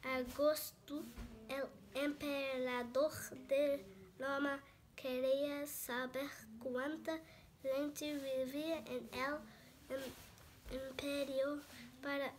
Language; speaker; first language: Spanish; non-native, learner; Portuguese